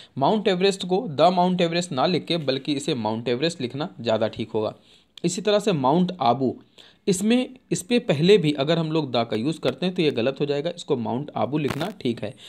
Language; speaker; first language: Hindi; native; Hindi